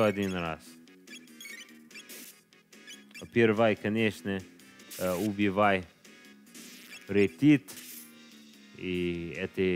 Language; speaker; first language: Russian; non-native, learner; English